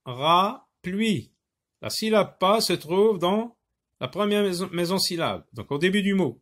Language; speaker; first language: French; non-native, local second language; Arabic